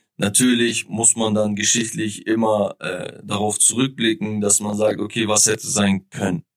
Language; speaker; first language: German; early bilingual, other home language; Turkish